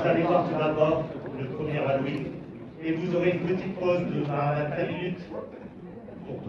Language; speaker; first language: French; native; French